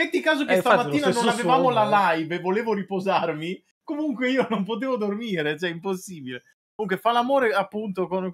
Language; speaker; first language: Italian; native; Italian